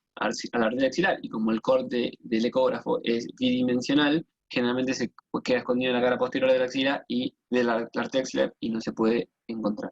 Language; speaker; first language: Spanish; native; Spanish